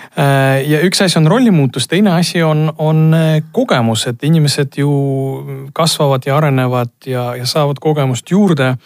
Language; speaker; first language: Estonian; non-native, local second language; Russian